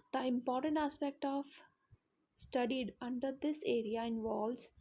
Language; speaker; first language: English; non-native, local second language; Punjabi